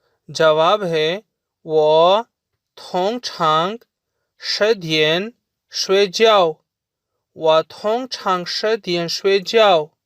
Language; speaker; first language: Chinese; non-native, fluent; Urdu